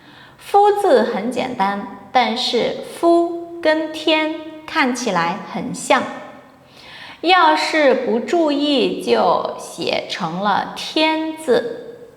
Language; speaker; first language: Chinese; non-native, fluent; Portuguese